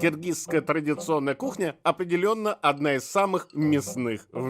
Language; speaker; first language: Russian; native; Russian